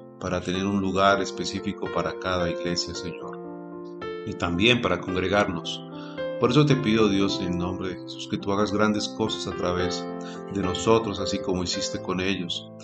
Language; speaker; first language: Spanish; native; Spanish